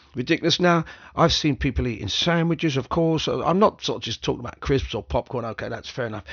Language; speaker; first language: English; native; English